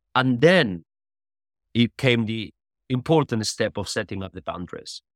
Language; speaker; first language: English; non-native, fluent; Spanish